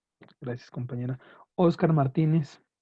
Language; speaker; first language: Spanish; native; Spanish